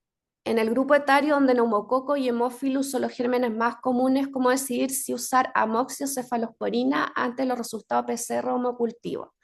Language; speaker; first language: Spanish; native; Spanish